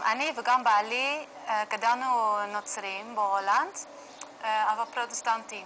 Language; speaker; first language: Hebrew; non-native, learner; Dutch